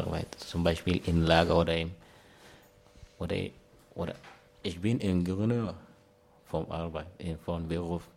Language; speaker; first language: German; non-native, learner; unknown